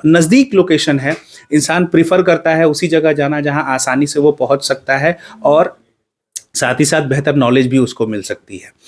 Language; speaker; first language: Hindi; native; Hindi